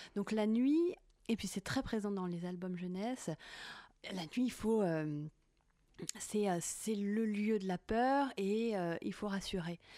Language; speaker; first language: French; native; French